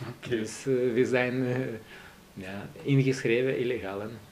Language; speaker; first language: Dutch; non-native, learner; Russian